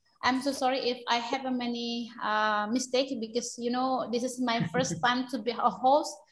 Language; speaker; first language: English; non-native, learner; Indonesian